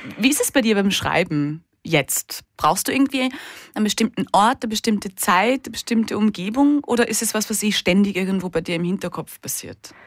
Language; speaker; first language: German; native; German